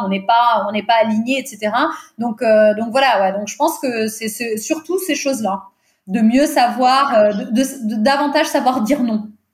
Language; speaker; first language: French; early bilingual, other home language; Portuguese